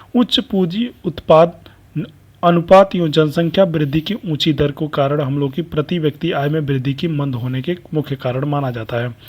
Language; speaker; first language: Hindi; native; Hindi